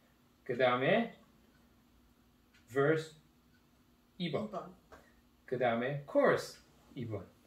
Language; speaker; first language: Korean; non-native, learner; Dutch